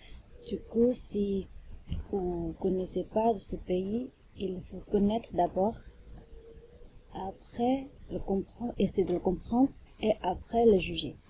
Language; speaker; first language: French; non-native, learner; Chinese